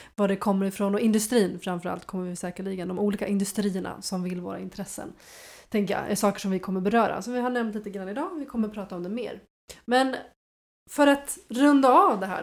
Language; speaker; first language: Swedish; native; Swedish